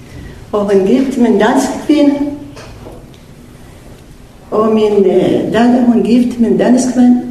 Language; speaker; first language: Danish; non-native, learner; Arabic